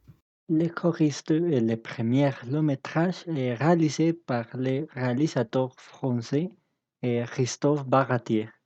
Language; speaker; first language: French; non-native, learner; Spanish